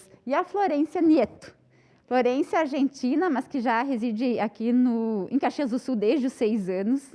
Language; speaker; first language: Portuguese; native; Portuguese